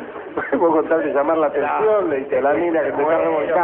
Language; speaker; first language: Spanish; native; Spanish